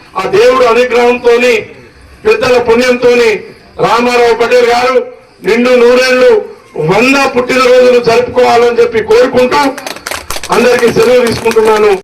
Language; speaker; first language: Telugu; native; Telugu